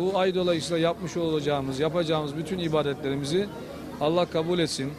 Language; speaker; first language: Turkish; native; Turkish